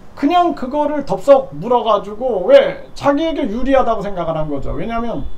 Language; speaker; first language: Korean; native; Korean